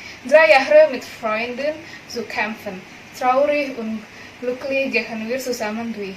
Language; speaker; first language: German; non-native, learner; Indonesian